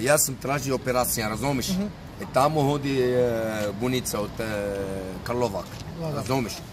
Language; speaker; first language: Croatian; non-native, learner; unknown